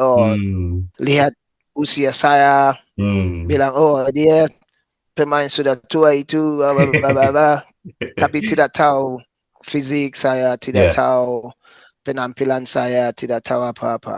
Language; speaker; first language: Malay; non-native, fluent; English